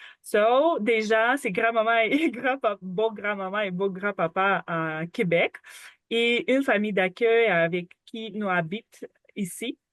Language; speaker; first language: French; non-native, learner; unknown